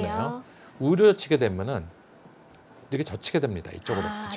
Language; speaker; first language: Korean; native; Korean